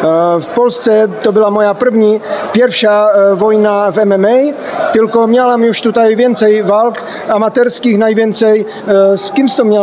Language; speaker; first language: Polish; non-native, learner; Czech